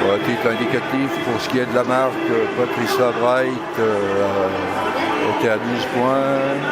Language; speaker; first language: French; native; French